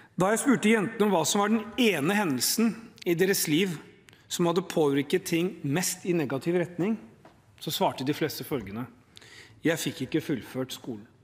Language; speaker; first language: Norwegian; early bilingual, other home language; Urdu